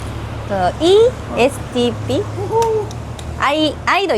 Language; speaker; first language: Korean; non-native, learner; Japanese